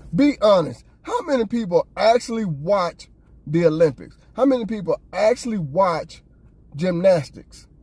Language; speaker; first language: English; native; English